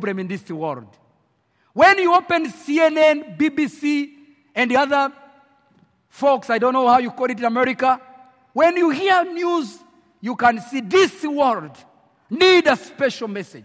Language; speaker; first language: English; non-native, local second language; Kinyarwanda